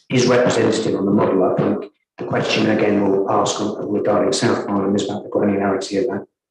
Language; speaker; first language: English; native; English